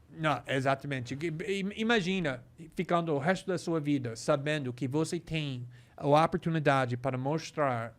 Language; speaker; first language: Portuguese; non-native, fluent; English